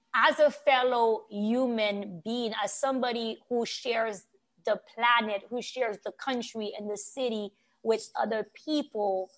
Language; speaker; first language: English; non-native, fluent; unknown